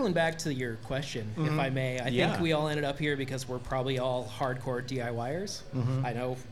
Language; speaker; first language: English; native; English